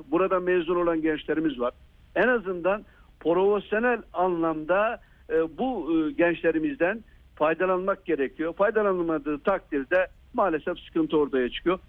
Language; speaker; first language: Turkish; native; Turkish